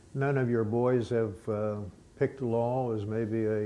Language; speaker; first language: English; native; English